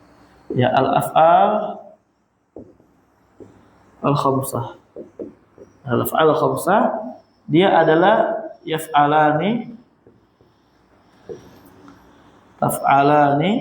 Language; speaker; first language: Arabic; non-native, fluent; Indonesian